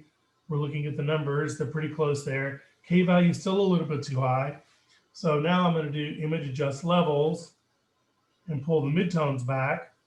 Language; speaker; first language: English; native; English